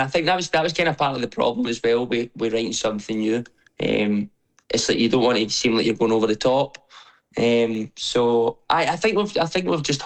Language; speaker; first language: English; native; English